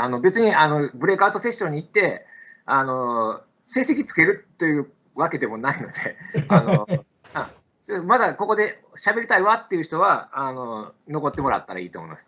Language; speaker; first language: Japanese; native; Japanese